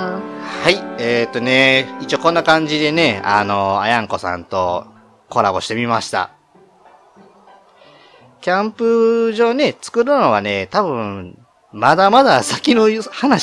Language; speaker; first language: Japanese; native; Japanese